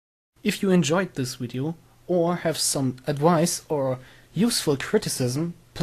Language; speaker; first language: English; non-native, fluent; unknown